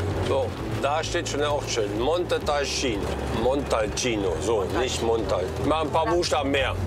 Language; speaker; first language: German; native; German